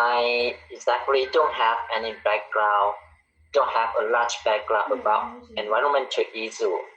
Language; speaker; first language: English; non-native, learner; Khmer